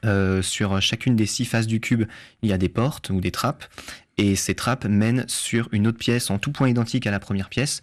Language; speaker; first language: French; native; French